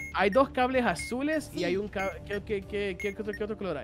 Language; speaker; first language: Spanish; native; Spanish